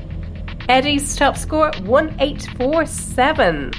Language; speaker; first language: English; native; English